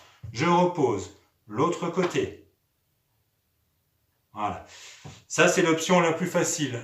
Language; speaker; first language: French; native; French